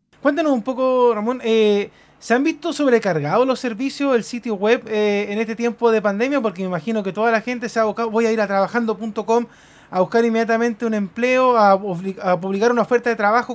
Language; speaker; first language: Spanish; native; Spanish